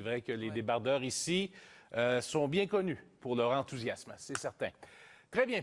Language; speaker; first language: French; native; French